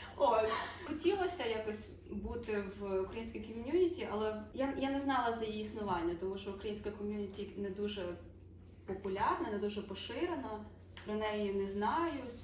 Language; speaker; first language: Ukrainian; native; Ukrainian